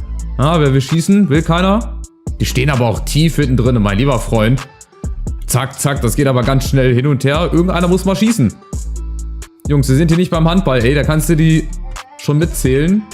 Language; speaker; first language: German; native; German